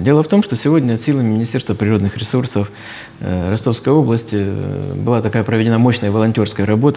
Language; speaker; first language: Russian; native; Russian